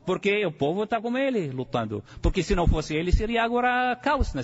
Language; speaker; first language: Portuguese; non-native, fluent; Arabic